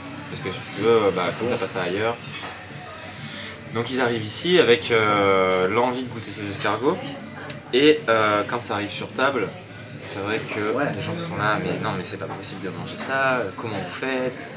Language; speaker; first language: French; native; French